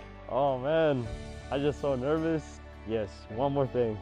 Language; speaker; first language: English; early bilingual, other home language; Spanish